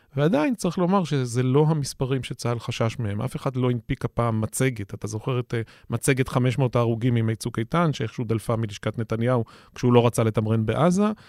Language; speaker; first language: Hebrew; native; Hebrew